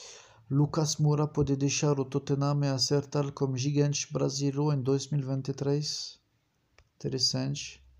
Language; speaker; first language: Portuguese; non-native, fluent; French